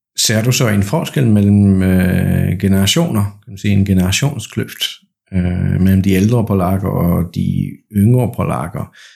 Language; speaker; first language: Danish; non-native, fluent; Polish